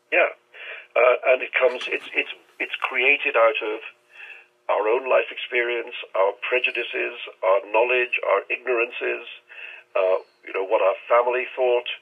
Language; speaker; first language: English; non-native, local second language; Urdu